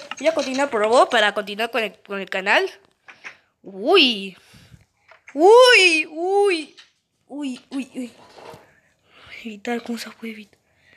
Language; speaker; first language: Spanish; native; Spanish